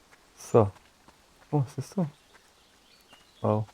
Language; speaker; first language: German; native; German